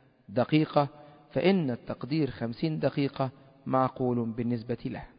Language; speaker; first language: Arabic; native; Arabic